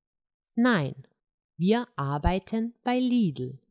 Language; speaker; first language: German; non-native, fluent; Croatian